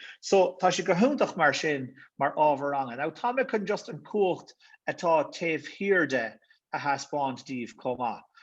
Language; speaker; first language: Irish; native; Irish